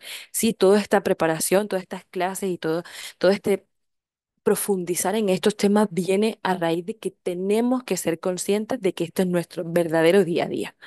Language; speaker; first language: Spanish; native; Spanish